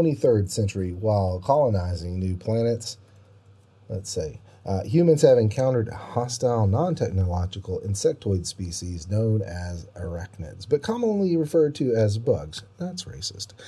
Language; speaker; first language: English; native; English